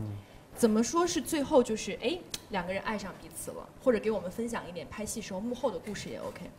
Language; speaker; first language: Chinese; native; Chinese